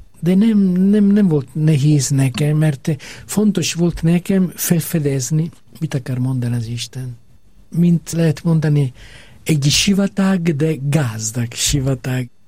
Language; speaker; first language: Hungarian; non-native, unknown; Italian